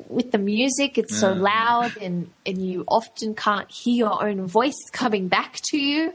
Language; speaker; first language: English; native; English